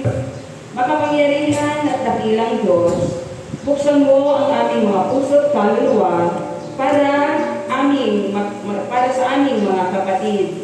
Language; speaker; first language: Filipino; native; Filipino